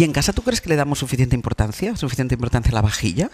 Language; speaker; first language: Spanish; native; Spanish